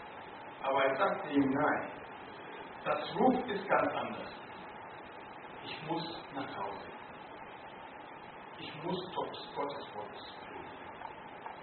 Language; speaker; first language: German; non-native, learner; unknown